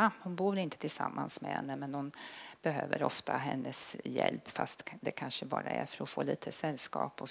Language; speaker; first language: Swedish; native; Swedish